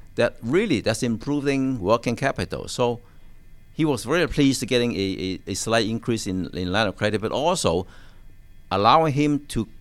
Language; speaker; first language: English; non-native, local second language; Cantonese